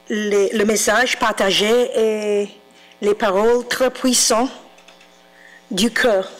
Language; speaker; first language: French; non-native, fluent; English